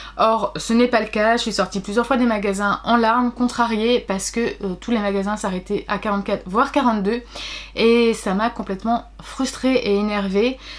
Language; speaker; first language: French; native; French